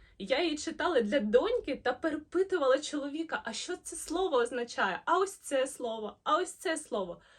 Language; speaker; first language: Ukrainian; non-native, local second language; Russian